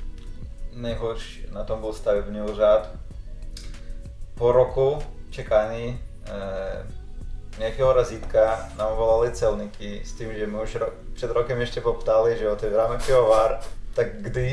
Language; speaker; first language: Czech; non-native, fluent; Russian